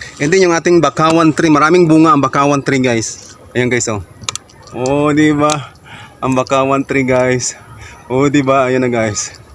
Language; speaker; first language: Filipino; non-native, local second language; Cebuano